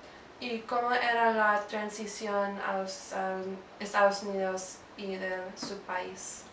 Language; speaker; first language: Spanish; non-native, learner; English